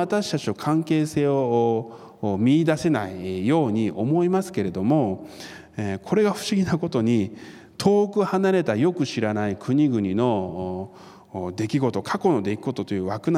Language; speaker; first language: Japanese; non-native, fluent; Korean